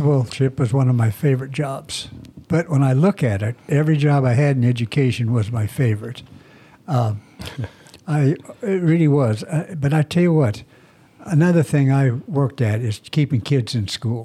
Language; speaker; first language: English; native; English